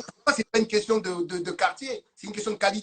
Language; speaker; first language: French; native; French